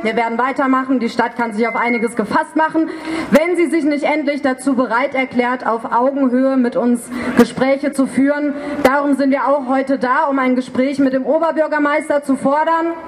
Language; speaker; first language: German; native; German